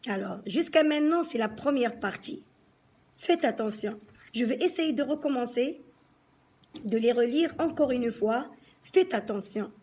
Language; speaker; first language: French; non-native, local second language; Arabic